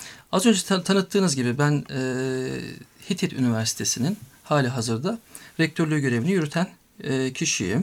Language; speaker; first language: Turkish; native; Turkish